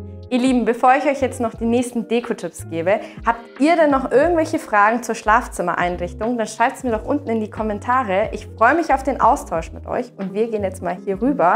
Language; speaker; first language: German; native; German